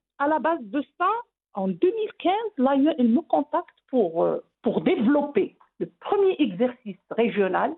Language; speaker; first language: French; non-native, local second language; Arabic